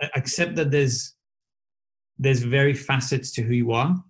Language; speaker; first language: English; non-native, fluent; Portuguese